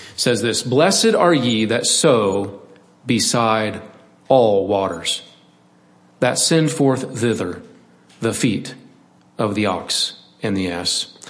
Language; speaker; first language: English; native; English